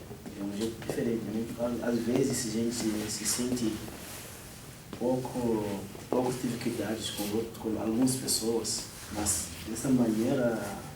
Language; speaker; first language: Portuguese; non-native, fluent; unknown